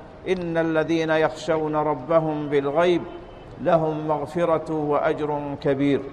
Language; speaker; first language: Arabic; native; Arabic